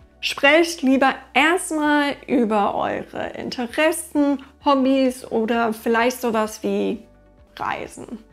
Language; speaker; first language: German; non-native, fluent; English